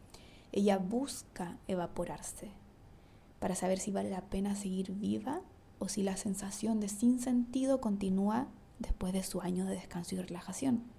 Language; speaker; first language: Spanish; native; Spanish